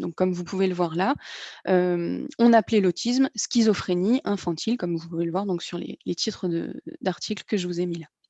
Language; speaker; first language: French; native; French